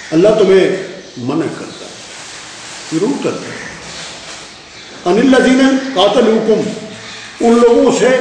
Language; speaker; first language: Urdu; non-native, local second language; Punjabi